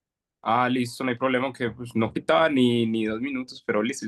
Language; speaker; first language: Spanish; native; Spanish